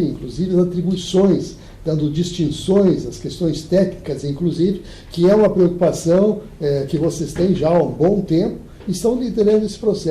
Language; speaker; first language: Portuguese; native; Portuguese